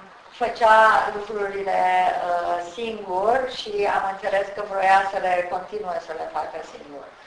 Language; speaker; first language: Romanian; native; Romanian